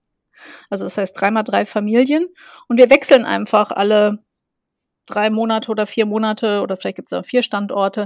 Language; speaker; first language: German; native; German